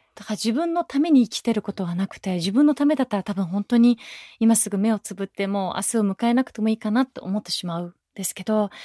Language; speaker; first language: Japanese; early bilingual, other home language; Persian